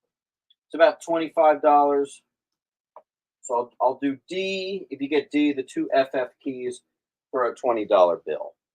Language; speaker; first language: English; native; English